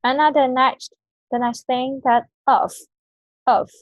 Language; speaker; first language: English; non-native, fluent; Vietnamese